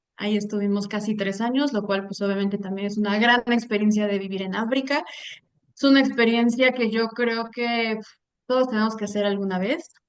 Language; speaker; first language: Spanish; early bilingual, heritage; Spanish